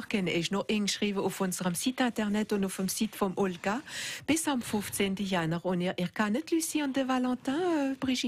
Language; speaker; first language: German; native; German